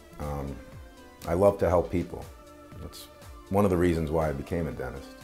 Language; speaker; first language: English; native; English